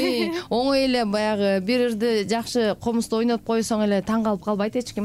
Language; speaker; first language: Kyrgyz; native; Kyrgyz